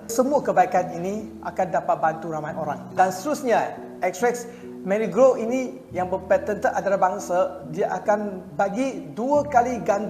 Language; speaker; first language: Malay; non-native, local second language; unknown